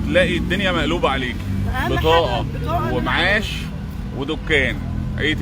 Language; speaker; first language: Arabic; native; Arabic